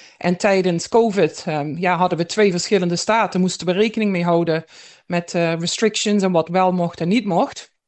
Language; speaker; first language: Dutch; native; Dutch